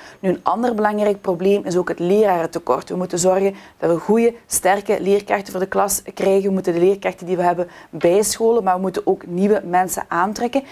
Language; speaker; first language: Dutch; native; Dutch